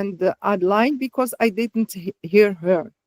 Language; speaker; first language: English; non-native, learner; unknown